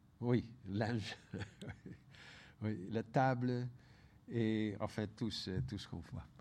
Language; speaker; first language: French; non-native, fluent; Dutch